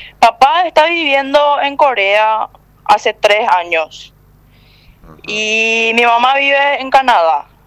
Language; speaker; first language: Spanish; early bilingual, other home language; Korean